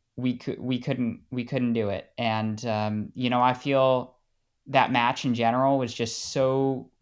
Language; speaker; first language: English; native; English